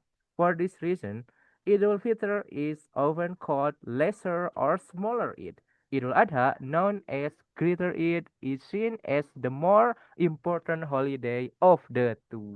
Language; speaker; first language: English; non-native, fluent; Indonesian